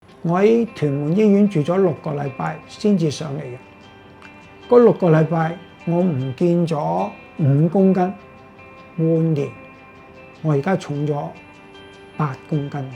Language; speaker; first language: Cantonese; native; Cantonese